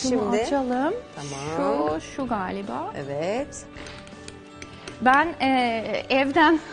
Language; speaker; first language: Turkish; non-native, fluent; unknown